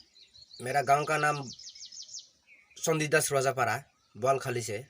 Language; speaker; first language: Hindi; non-native, local second language; Kok Borok